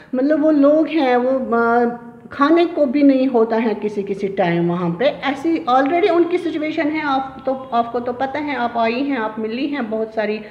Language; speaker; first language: Hindi; native; Hindi